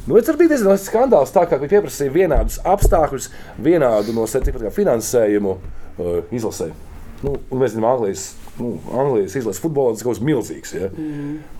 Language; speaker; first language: Latvian; native; Latvian